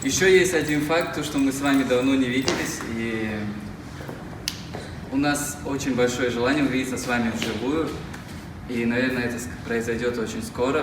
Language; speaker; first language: Russian; non-native, local second language; Kazakh